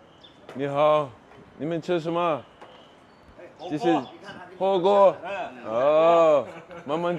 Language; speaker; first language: Chinese; non-native, learner; English